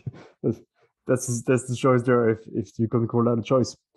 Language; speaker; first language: English; non-native, fluent; French